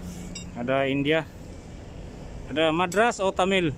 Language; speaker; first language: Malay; non-native, learner; Cebuano